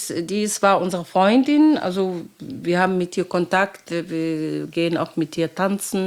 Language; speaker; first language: German; non-native, fluent; Arabic